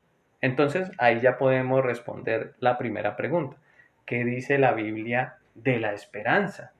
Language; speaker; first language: Spanish; native; Spanish